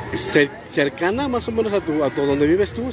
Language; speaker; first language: Spanish; native; Spanish